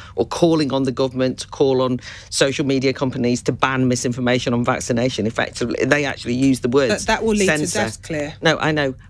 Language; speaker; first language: English; native; English